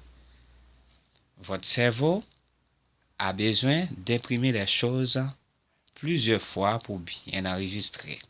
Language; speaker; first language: French; non-native, local second language; Haitian Creole